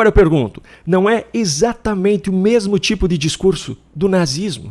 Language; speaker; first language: Portuguese; native; Portuguese